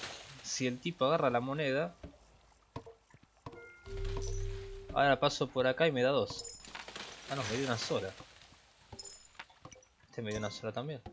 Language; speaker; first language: Spanish; native; Spanish